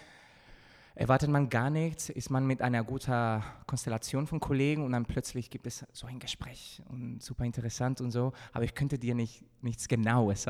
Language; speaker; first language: German; non-native, fluent; Spanish